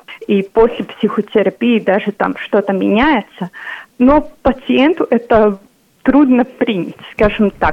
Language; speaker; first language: Russian; non-native, local second language; Latvian